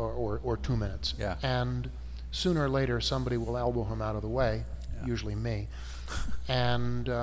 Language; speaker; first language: English; native; English